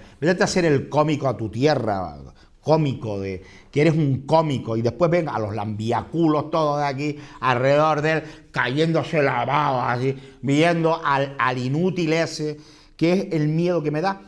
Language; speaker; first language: Spanish; native; Spanish